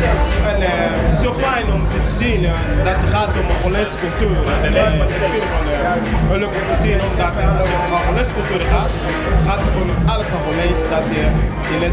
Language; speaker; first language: Dutch; non-native, learner; Portuguese